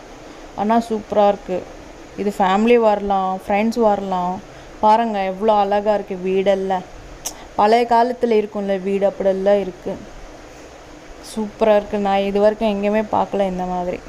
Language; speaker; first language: Tamil; non-native, local second language; Telugu